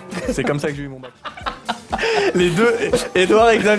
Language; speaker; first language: French; native; French